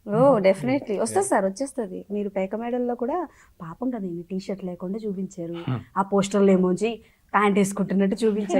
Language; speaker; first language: Telugu; native; Telugu